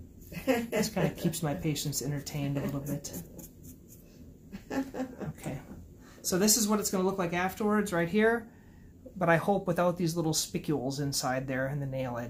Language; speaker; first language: English; native; English